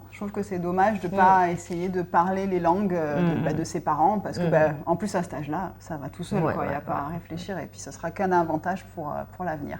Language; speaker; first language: French; native; French